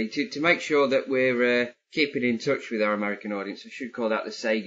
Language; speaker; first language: English; native; English